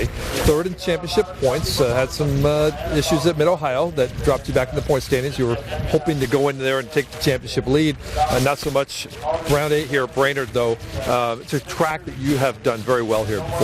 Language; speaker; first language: English; native; English